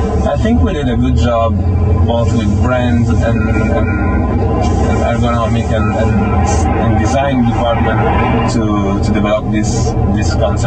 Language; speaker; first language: English; non-native, fluent; Italian